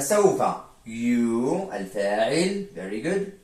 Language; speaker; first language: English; non-native, fluent; Arabic